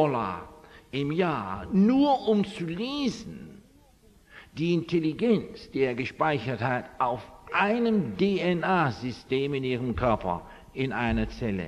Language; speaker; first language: German; non-native, fluent; English